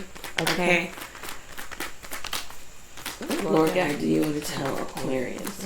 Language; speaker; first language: English; native; English